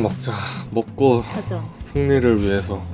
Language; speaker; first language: Korean; native; Korean